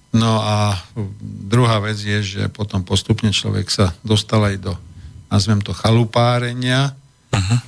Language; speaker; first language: Slovak; native; Slovak